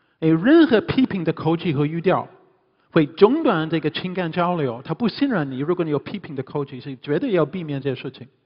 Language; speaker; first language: Chinese; non-native, fluent; English